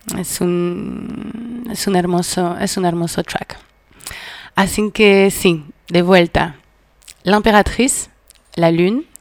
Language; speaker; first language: Spanish; non-native, fluent; French